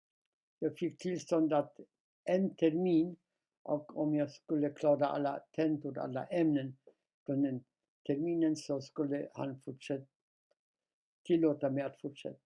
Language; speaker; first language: Swedish; non-native, fluent; Polish